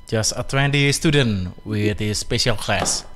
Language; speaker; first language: English; non-native, fluent; Indonesian